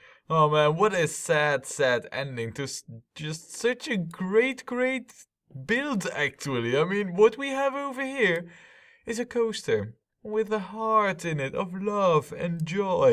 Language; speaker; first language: English; non-native, fluent; Dutch